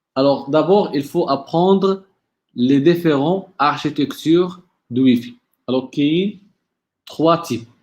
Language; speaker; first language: French; non-native, local second language; Arabic